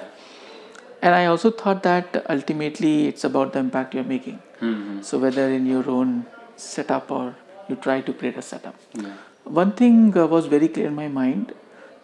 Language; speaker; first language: English; non-native, local second language; Hindi